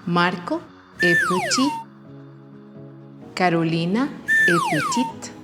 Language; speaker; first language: French; non-native, fluent; Spanish